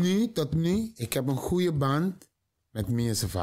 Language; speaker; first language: Dutch; non-native, learner; Papiamento